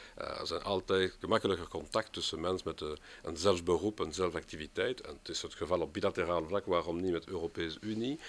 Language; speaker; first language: Dutch; non-native, local second language; French